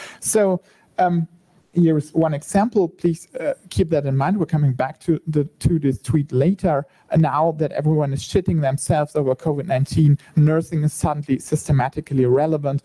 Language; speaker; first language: English; non-native, fluent; German